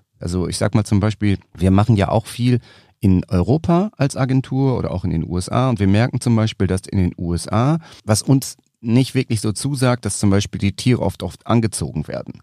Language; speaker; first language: German; native; German